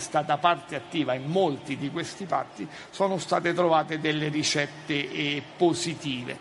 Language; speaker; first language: Italian; native; Italian